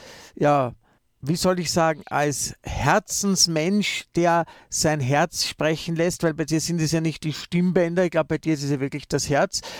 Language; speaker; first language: German; native; German